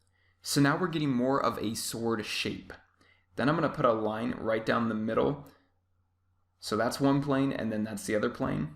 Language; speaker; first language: English; native; English